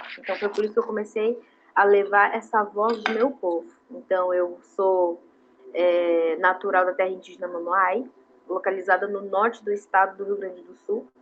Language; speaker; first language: Portuguese; non-native, local second language; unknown